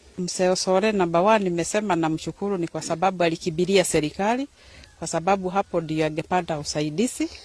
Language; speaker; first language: Swahili; non-native, local second language; Kikuyu